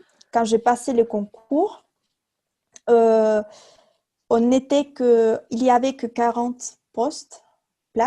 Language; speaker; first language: French; non-native, fluent; Spanish